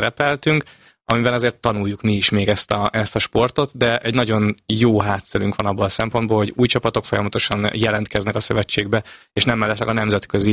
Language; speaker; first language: Hungarian; native; Hungarian